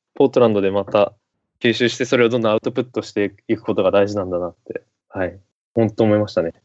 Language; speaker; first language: Japanese; native; Japanese